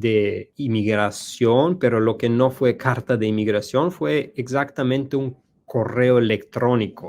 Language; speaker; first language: Spanish; non-native, learner; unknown